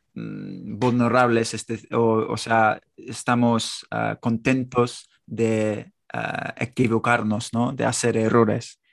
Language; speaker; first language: Spanish; non-native, fluent; English